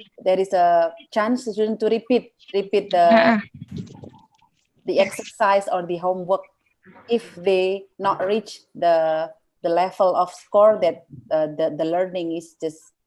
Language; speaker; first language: English; non-native, fluent; Indonesian